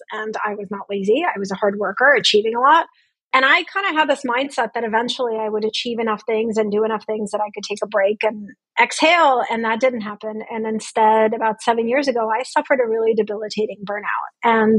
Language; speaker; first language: English; non-native, fluent; Russian